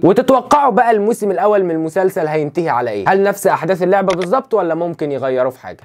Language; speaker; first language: Arabic; native; Arabic